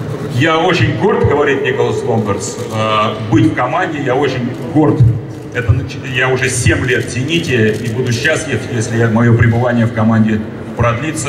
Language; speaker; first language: Russian; native; Russian